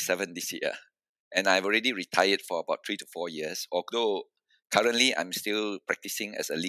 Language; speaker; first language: English; non-native, local second language; Min Nan Chinese